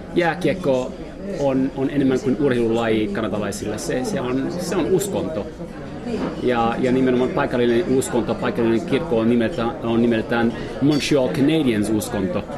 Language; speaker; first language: Finnish; non-native, fluent; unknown